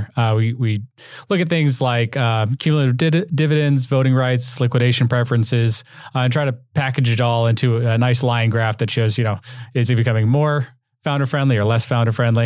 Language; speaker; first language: English; native; English